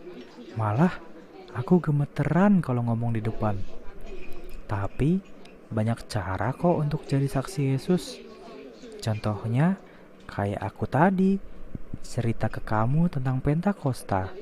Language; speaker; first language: Indonesian; native; Indonesian